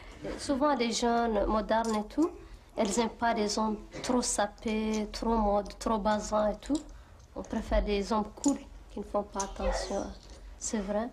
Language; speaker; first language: French; non-native, local second language; Arabic